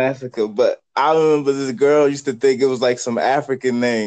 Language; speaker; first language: English; native; English